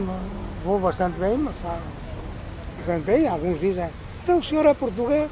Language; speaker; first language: Portuguese; non-native, local second language; Spanish